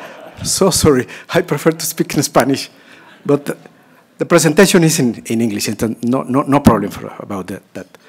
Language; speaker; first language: English; non-native, learner; Spanish